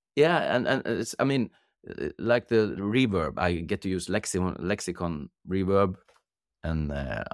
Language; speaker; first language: English; non-native, fluent; Norwegian